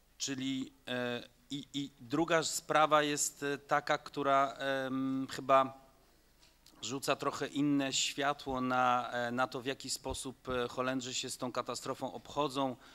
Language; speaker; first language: Polish; non-native, fluent; Dutch